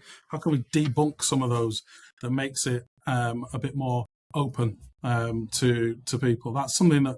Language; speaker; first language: English; native; English